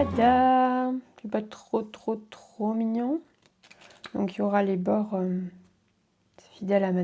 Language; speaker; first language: French; native; French